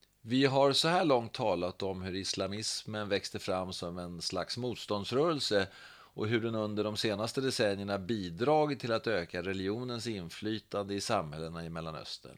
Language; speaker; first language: Swedish; native; Swedish